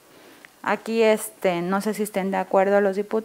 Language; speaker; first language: Spanish; native; Spanish